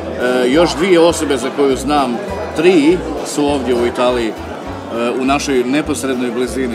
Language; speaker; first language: Croatian; native; Croatian